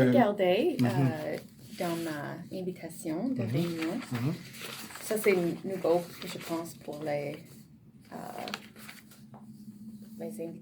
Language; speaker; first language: French; non-native, learner; English